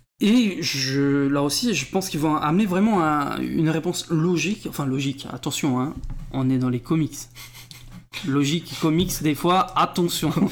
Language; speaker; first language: French; early bilingual, other home language; Portuguese